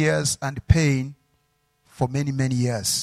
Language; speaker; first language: English; non-native, local second language; Ganda